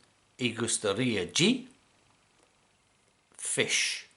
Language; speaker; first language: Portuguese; non-native, learner; English